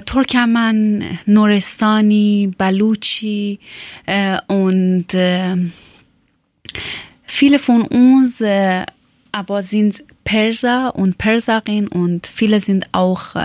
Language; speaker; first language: German; non-native, learner; Persian